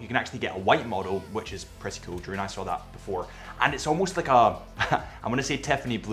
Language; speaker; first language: English; native; English